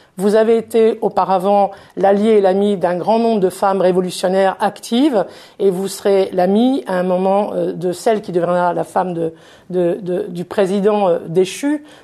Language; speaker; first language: French; native; French